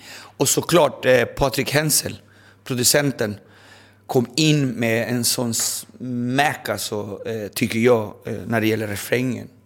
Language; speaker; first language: Swedish; early bilingual, other home language; Spanish